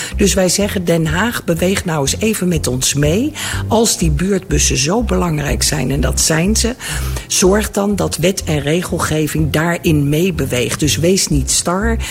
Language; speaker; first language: Dutch; native; Dutch